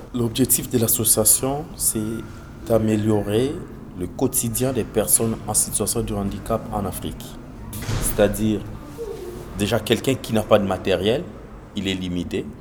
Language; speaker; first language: French; non-native, local second language; Lingala